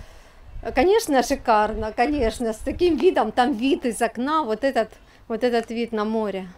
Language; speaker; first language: Russian; native; Russian